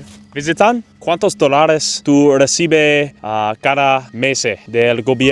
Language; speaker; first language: Spanish; non-native, learner; English